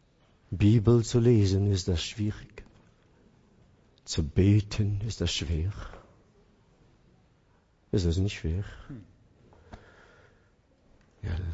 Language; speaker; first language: German; non-native, fluent; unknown